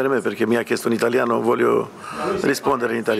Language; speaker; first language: Italian; non-native, fluent; Romanian